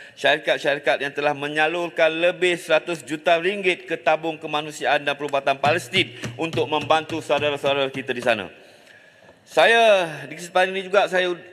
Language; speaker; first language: Malay; native; Malay